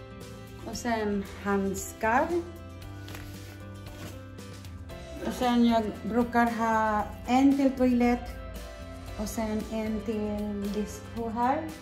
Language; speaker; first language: Swedish; non-native, learner; Cebuano